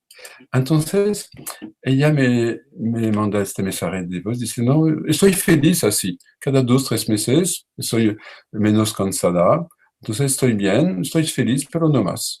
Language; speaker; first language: Spanish; non-native, learner; French